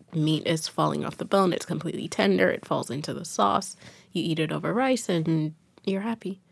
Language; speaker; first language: English; non-native, local second language; Yoruba